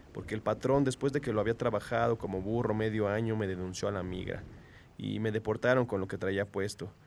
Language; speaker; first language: Spanish; native; Spanish